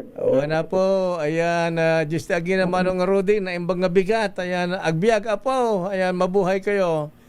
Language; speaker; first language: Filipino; non-native, local second language; Iloko